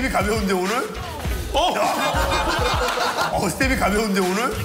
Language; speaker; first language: Korean; native; Korean